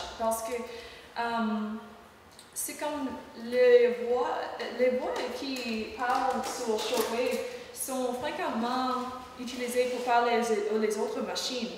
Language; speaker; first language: French; non-native, learner; English